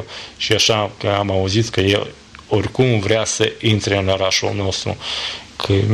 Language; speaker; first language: Romanian; non-native, learner; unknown